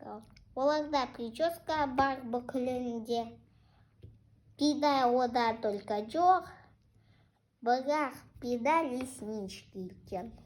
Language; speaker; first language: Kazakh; non-native, local second language; Russian